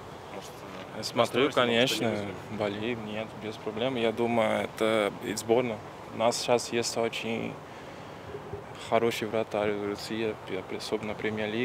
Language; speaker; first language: Russian; non-native, learner; Portuguese